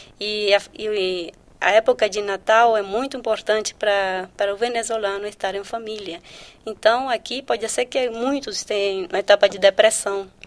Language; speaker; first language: Portuguese; early bilingual, heritage; Portuguese